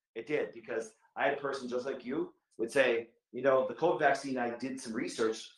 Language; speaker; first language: English; native; English